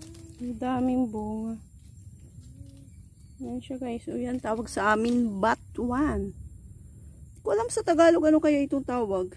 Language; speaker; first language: Filipino; non-native, local second language; Aklanon